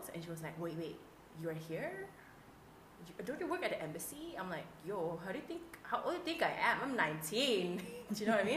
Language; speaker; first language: English; non-native, local second language; Chinese